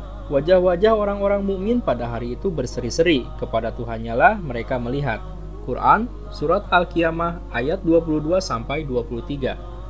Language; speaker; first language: Indonesian; native; Indonesian